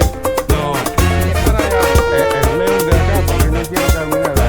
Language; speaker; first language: Spanish; non-native, fluent; English